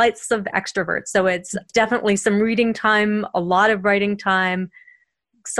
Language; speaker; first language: English; native; English